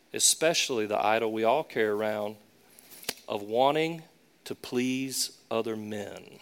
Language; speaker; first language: English; native; English